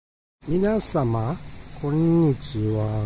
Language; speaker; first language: Japanese; native; Japanese